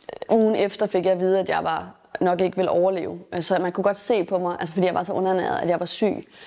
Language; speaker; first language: Danish; native; Danish